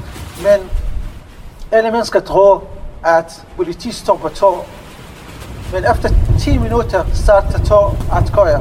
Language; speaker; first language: Danish; non-native, learner; Arabic